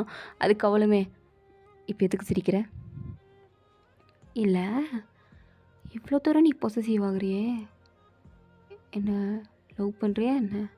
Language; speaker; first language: Tamil; native; Tamil